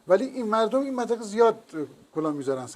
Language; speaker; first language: Persian; native; Persian